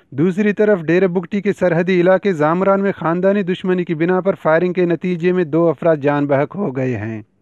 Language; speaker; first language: Urdu; non-native, local second language; Baluchi